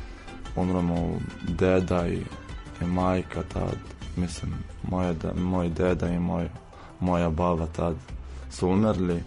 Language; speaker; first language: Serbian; non-native, fluent; Arabic